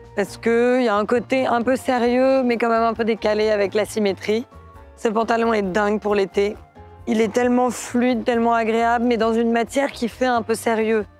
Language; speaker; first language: French; native; French